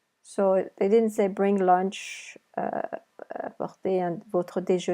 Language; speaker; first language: French; non-native, fluent; English